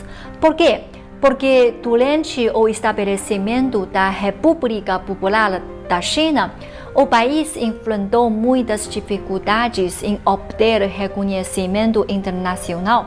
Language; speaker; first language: Portuguese; non-native, fluent; Chinese